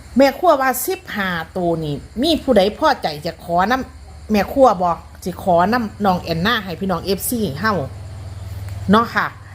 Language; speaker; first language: Thai; native; Thai